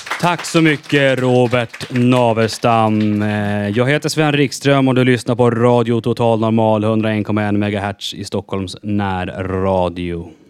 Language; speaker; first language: Swedish; native; Swedish